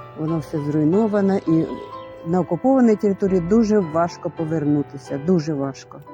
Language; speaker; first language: Ukrainian; non-native, local second language; Russian